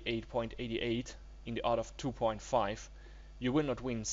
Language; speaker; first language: English; non-native, learner; German